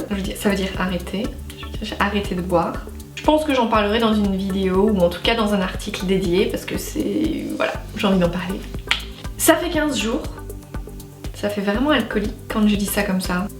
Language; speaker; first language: French; native; French